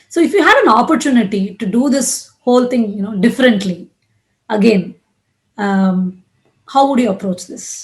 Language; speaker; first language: English; non-native, local second language; Tamil